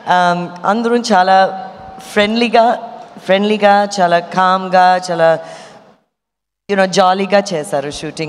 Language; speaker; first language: Telugu; non-native, fluent; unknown